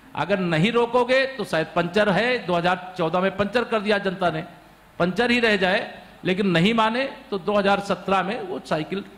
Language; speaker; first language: Hindi; native; Hindi